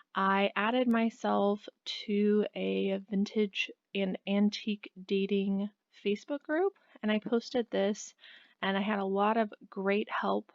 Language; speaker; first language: English; native; English